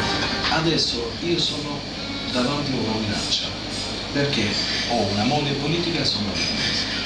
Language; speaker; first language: Italian; non-native, fluent; Albanian